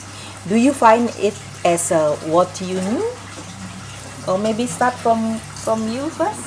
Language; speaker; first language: English; non-native, local second language; Indonesian